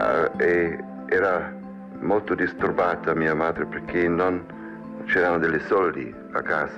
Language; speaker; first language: Italian; non-native, learner; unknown